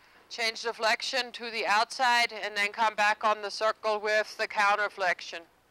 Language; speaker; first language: English; non-native, fluent; German